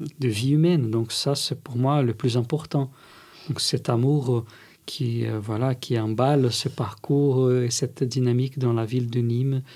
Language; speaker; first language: French; non-native, fluent; Portuguese